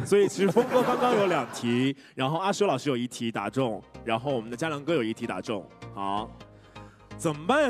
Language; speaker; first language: Chinese; native; Chinese